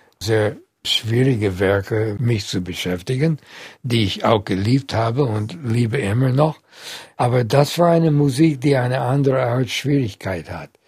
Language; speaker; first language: German; non-native, fluent; English